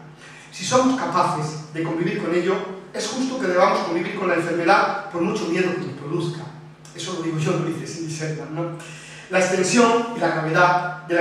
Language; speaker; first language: Spanish; native; Spanish